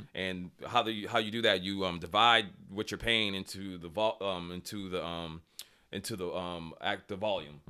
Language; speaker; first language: English; native; English